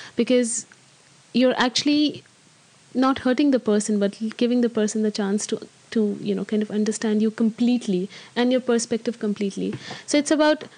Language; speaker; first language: English; non-native, local second language; Hindi